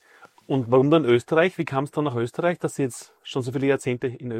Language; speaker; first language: German; native; German